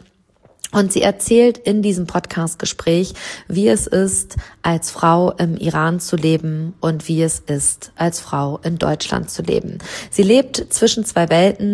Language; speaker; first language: German; native; German